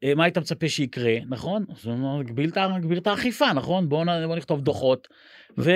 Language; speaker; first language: Hebrew; native; Hebrew